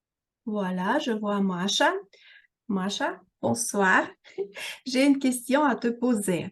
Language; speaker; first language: French; non-native, fluent; Russian